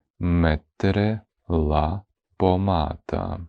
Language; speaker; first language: Italian; non-native, fluent; Ukrainian